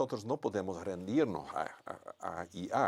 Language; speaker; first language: Spanish; non-native, fluent; Dutch